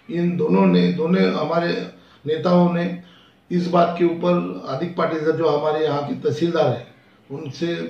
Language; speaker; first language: Hindi; non-native, local second language; Marathi